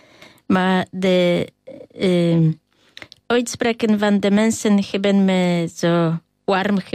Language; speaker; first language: Dutch; non-native, fluent; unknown